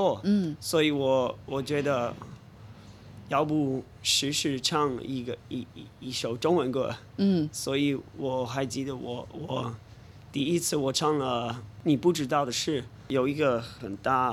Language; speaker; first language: Chinese; non-native, fluent; English